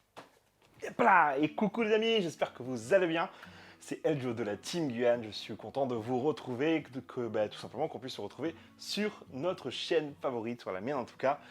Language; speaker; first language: French; native; French